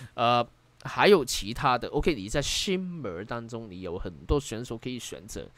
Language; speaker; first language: Chinese; non-native, local second language; Cantonese